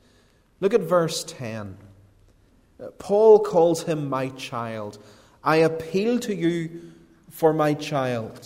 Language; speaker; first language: English; native; English